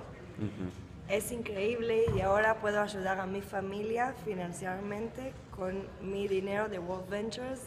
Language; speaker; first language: Spanish; early bilingual, heritage; Spanish